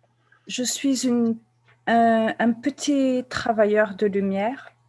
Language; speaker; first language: French; non-native, local second language; Kabyle